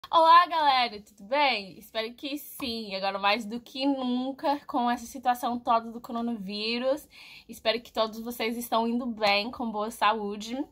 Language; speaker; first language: Portuguese; non-native, fluent; English